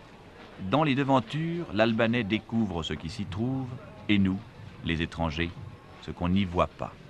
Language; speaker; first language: French; native; French